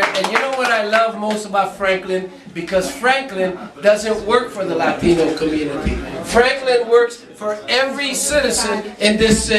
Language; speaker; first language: English; non-native, fluent; Spanish